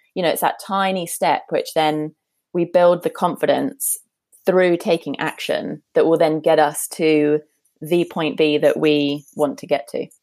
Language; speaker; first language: English; native; English